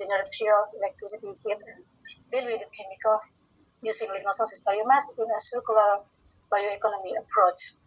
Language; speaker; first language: English; non-native, fluent; Indonesian